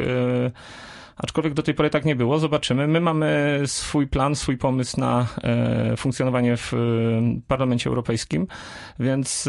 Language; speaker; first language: Polish; native; Polish